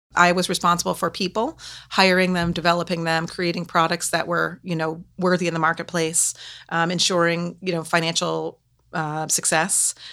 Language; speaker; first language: English; native; English